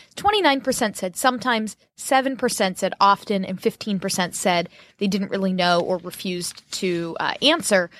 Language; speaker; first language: English; native; English